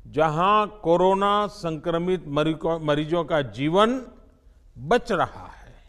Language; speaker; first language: Hindi; non-native, local second language; Gujarati